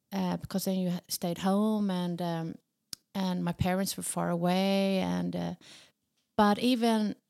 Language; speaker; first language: English; non-native, fluent; Swedish